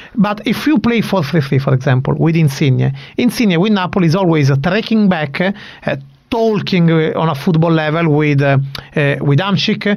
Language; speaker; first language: English; non-native, fluent; Italian